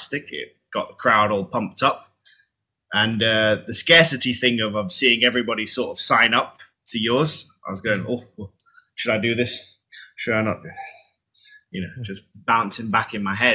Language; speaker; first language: English; native; English